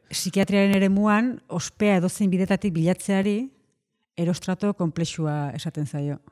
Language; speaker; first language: Basque; native; Basque